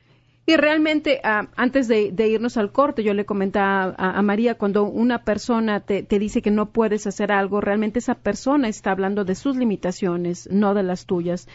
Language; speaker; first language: Spanish; native; Spanish